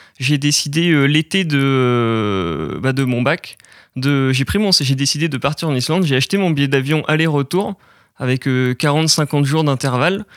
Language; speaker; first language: French; native; French